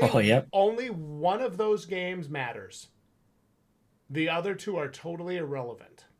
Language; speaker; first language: English; native; English